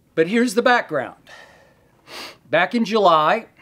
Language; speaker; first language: English; native; English